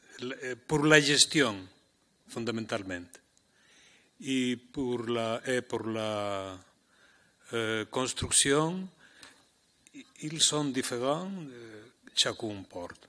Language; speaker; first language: French; non-native, learner; Spanish